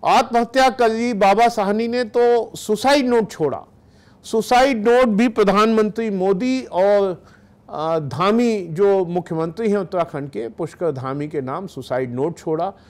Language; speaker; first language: Hindi; native; Hindi